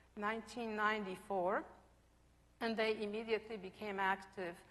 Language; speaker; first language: English; non-native, fluent; Polish